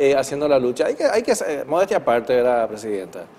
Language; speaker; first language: Spanish; native; Spanish